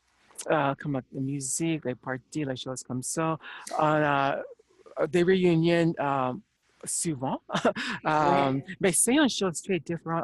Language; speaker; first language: French; non-native, learner; English